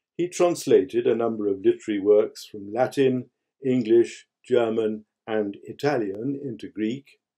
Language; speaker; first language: English; native; English